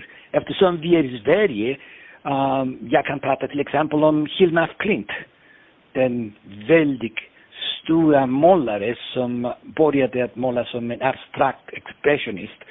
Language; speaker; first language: Swedish; non-native, fluent; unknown